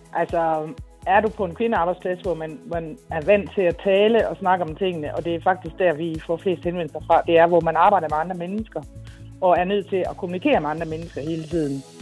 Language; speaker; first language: Danish; native; Danish